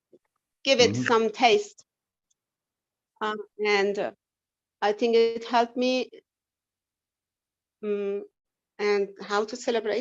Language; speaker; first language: English; non-native, learner; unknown